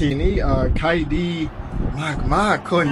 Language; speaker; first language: Thai; non-native, learner; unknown